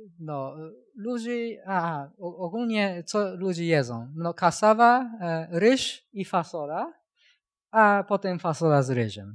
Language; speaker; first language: Polish; non-native, learner; Japanese